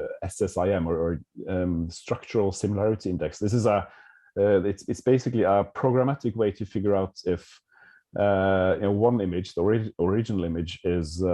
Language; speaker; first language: English; non-native, fluent; Norwegian